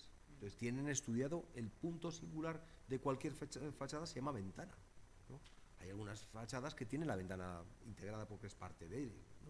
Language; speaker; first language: Spanish; native; Spanish